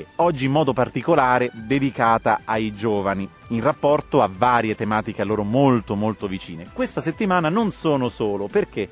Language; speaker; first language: Italian; native; Italian